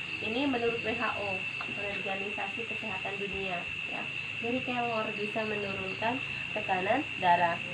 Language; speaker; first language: Indonesian; non-native, local second language; Sundanese